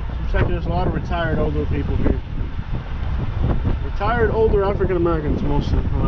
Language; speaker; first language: English; native; English